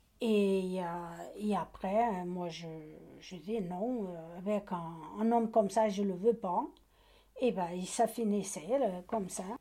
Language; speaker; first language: French; non-native, learner; Portuguese